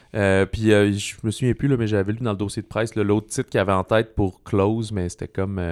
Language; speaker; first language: French; native; French